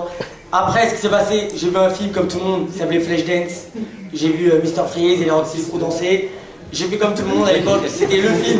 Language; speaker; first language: French; native; French